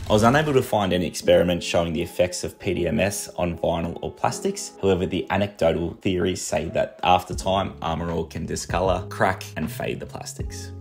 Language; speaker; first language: English; native; English